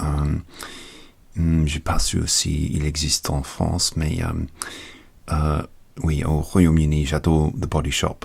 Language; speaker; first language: French; non-native, learner; English